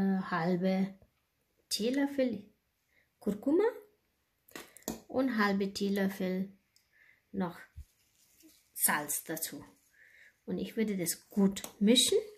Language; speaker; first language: German; non-native, learner; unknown